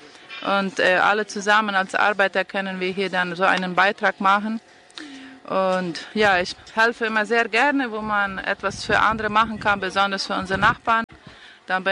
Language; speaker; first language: German; non-native, local second language; Spanish